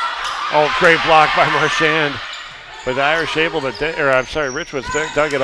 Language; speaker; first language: English; native; English